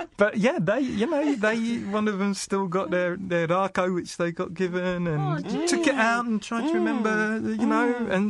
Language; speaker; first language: English; native; English